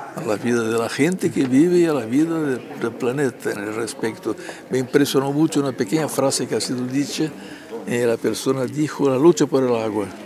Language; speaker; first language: Spanish; non-native, fluent; Portuguese